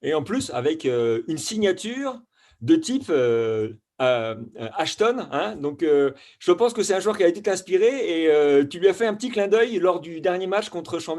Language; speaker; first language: French; native; French